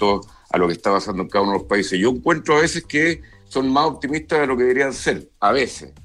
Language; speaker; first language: Spanish; native; Spanish